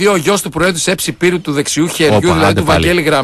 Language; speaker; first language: Greek; native; Greek